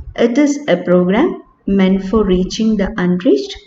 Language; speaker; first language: English; non-native, local second language; Malayalam